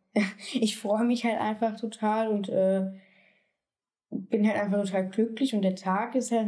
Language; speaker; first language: German; native; German